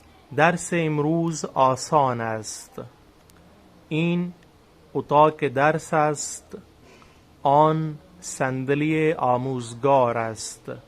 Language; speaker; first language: Persian; non-native, fluent; Urdu